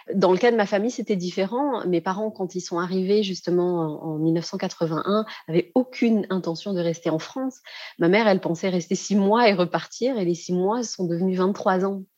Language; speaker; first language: French; native; French